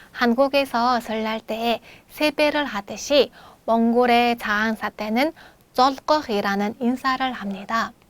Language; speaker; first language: Korean; non-native, fluent; Mongolian